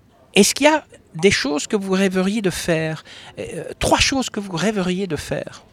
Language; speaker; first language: French; native; French